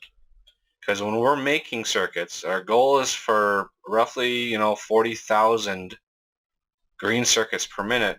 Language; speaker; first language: English; native; English